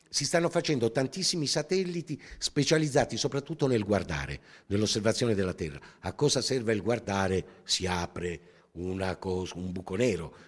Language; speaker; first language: Italian; native; Italian